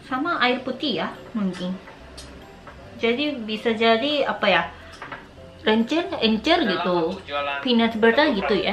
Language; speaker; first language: Indonesian; non-native, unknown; Japanese